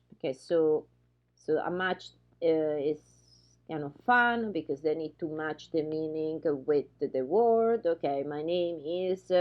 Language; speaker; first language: English; non-native, fluent; Italian